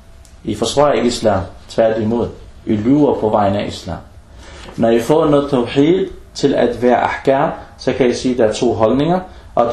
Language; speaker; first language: Danish; non-native, fluent; Arabic